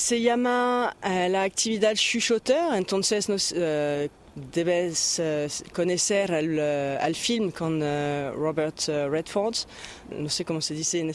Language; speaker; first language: Spanish; non-native, fluent; French